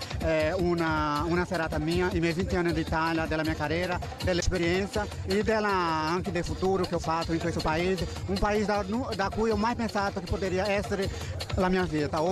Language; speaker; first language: Italian; non-native, fluent; Portuguese